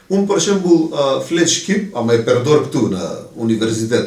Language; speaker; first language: Albanian; non-native, local second language; Macedonian